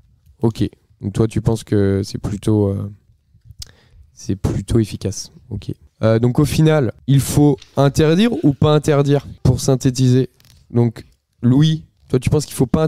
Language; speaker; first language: French; native; French